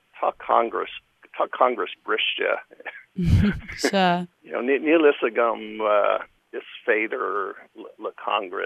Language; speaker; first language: Irish; non-native, local second language; English